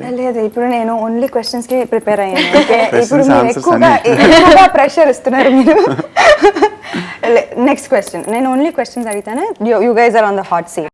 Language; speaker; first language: Telugu; non-native, local second language; Tamil